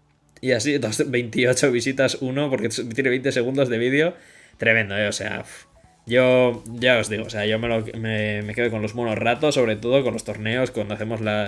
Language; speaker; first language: Spanish; native; Spanish